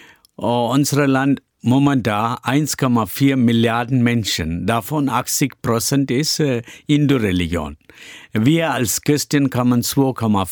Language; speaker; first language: German; non-native, learner; Tamil